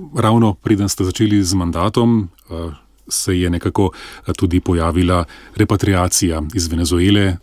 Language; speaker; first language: Slovenian; native; Slovenian